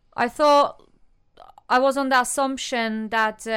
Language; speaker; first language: English; non-native, fluent; Persian